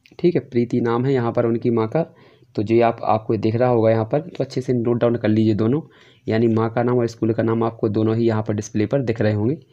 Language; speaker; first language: Hindi; native; Hindi